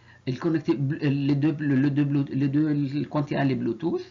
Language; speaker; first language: French; non-native, fluent; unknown